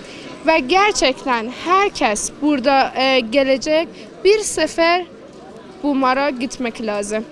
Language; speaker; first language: Turkish; non-native, learner; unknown